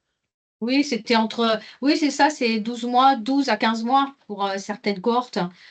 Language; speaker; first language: French; native; French